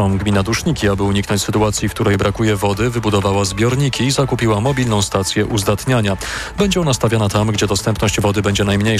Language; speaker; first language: Polish; native; Polish